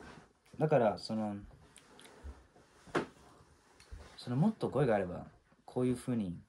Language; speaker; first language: Japanese; non-native, fluent; English